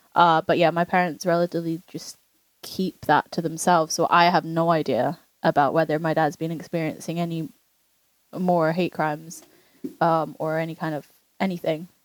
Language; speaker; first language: English; native; English